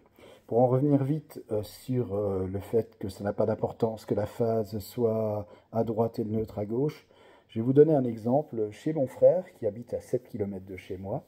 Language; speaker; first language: French; native; French